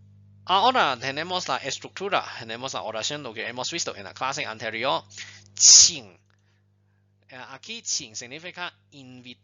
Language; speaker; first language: Spanish; non-native, fluent; Chinese